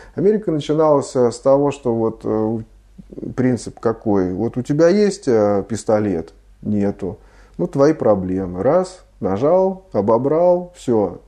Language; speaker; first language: Russian; native; Russian